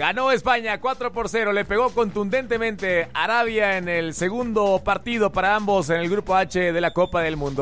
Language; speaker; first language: Spanish; native; Spanish